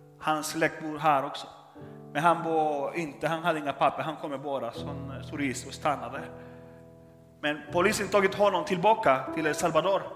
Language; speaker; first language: Swedish; non-native, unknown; Spanish